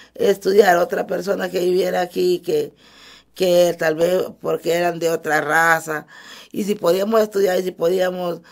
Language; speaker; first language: Spanish; early bilingual, other home language; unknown